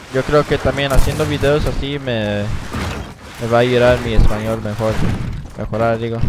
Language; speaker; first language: Spanish; early bilingual, other home language; English